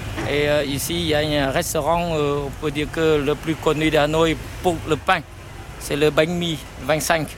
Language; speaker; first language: French; non-native, fluent; Vietnamese